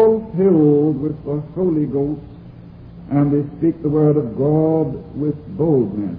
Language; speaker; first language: English; non-native, local second language; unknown